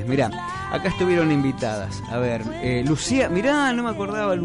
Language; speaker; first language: Spanish; native; Spanish